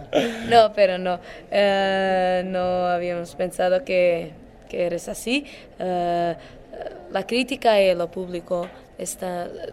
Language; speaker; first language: Spanish; non-native, learner; Portuguese